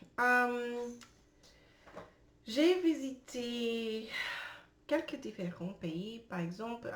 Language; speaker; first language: French; non-native, learner; English